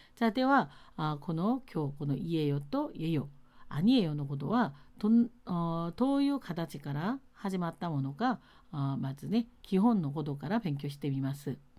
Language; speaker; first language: Japanese; non-native, fluent; Korean